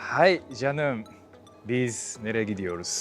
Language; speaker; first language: Turkish; non-native, fluent; Japanese